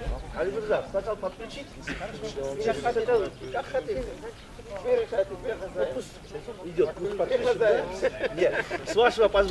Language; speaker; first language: Russian; non-native, local second language; Kyrgyz